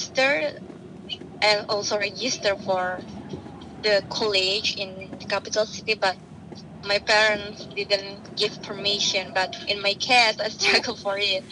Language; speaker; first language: English; non-native, learner; Indonesian